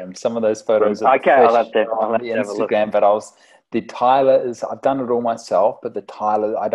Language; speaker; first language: English; native; English